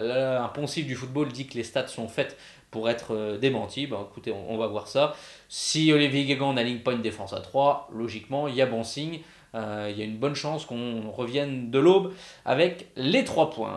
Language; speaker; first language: French; native; French